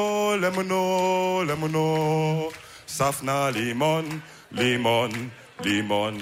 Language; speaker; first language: German; early bilingual, other home language; Wolof